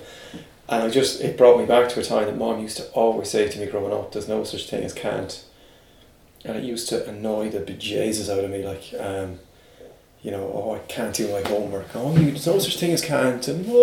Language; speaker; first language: English; native; English